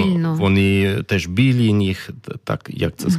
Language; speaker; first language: Ukrainian; non-native, learner; German